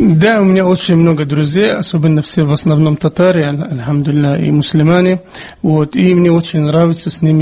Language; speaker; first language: Russian; non-native, fluent; Arabic